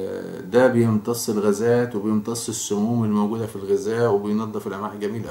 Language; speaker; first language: Arabic; native; Arabic